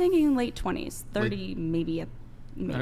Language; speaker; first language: English; native; English